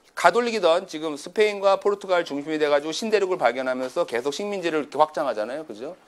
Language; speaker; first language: Korean; native; Korean